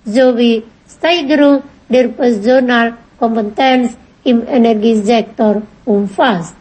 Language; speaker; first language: German; non-native, local second language; Indonesian